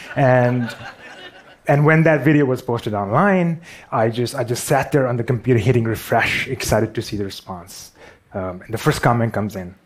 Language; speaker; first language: English; non-native, local second language; Urdu